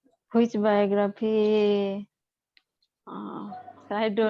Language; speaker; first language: English; non-native, learner; Hindi